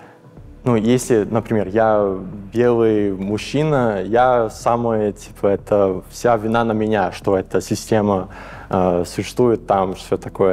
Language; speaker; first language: Russian; early bilingual, heritage; English